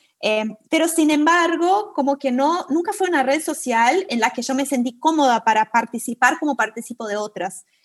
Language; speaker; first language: Spanish; non-native, fluent; Portuguese